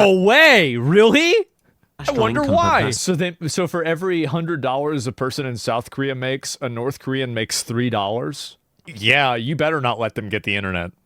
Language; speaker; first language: English; native; English